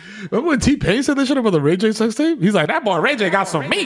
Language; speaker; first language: English; early bilingual, other home language; Spanish